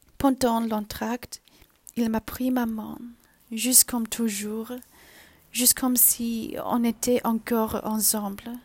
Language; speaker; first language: French; non-native, learner; Chinese